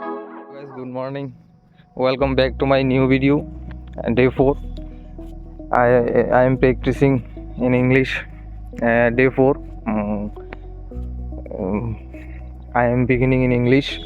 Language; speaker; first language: English; non-native, learner; Hindi